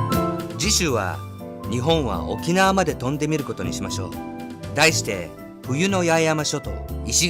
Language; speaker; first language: Japanese; native; Japanese